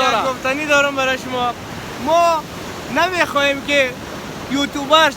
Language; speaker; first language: Persian; native; Persian